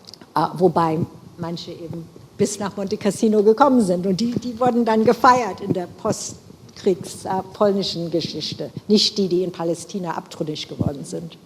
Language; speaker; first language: German; non-native, fluent; English